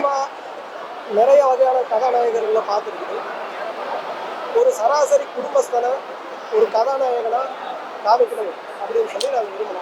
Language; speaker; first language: Tamil; native; Tamil